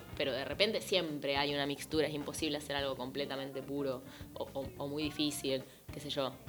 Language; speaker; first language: Spanish; native; Spanish